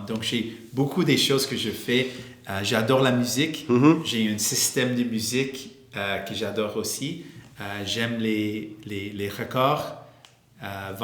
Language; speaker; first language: French; non-native, local second language; English